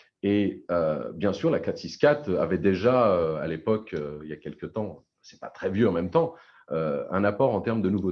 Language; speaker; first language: French; native; French